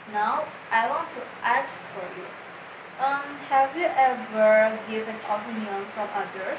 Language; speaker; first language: English; non-native, learner; Indonesian